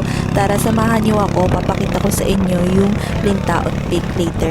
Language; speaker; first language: Filipino; native; Filipino